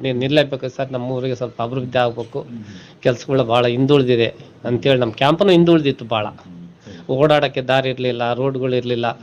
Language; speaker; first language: Kannada; non-native, local second language; Telugu